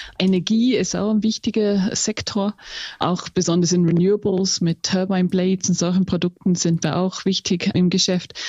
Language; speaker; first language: German; non-native, fluent; English